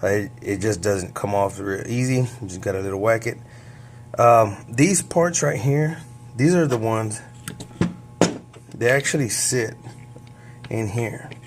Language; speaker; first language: English; native; English